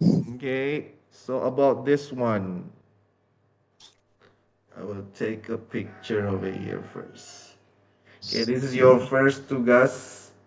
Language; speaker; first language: English; non-native, fluent; Indonesian